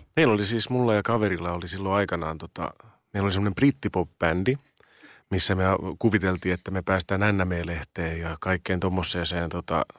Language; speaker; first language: Finnish; native; Finnish